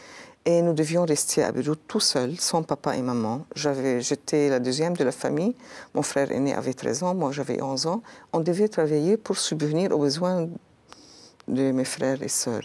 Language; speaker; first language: French; non-native, local second language; Arabic